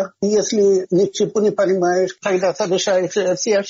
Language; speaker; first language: Russian; non-native, fluent; Swedish